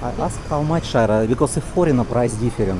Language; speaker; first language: English; non-native, learner; Russian